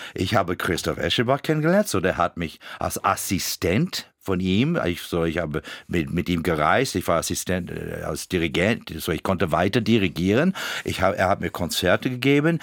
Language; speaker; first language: German; non-native, fluent; English